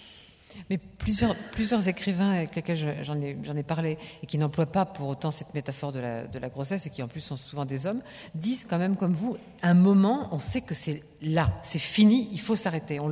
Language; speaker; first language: French; native; French